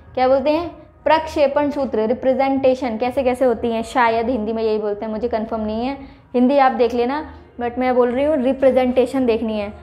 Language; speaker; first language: Hindi; native; Hindi